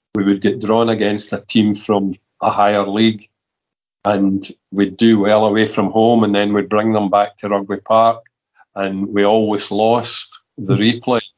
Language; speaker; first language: English; native; English